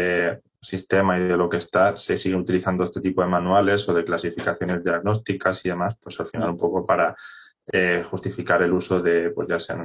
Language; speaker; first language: Spanish; native; Spanish